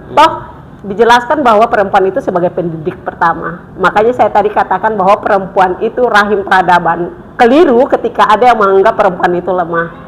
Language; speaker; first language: Indonesian; native; Indonesian